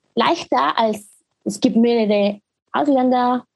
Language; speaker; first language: German; non-native, learner; Spanish